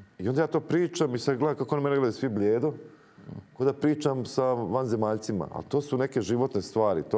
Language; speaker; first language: Croatian; native; Croatian